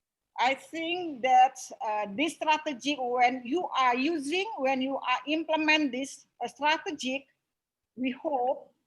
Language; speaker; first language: English; non-native, local second language; Indonesian